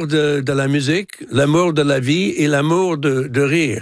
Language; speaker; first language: French; non-native, local second language; English